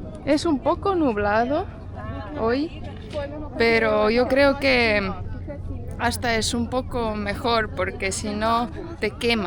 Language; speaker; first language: Spanish; non-native, fluent; Portuguese